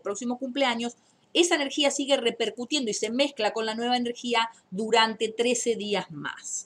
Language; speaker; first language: Spanish; native; Spanish